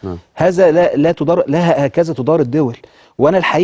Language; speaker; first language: Arabic; native; Arabic